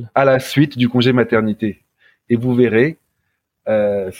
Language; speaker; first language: French; native; French